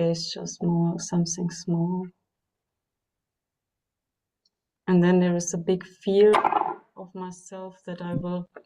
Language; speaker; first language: English; non-native, fluent; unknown